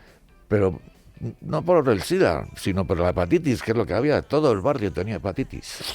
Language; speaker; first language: Spanish; native; Spanish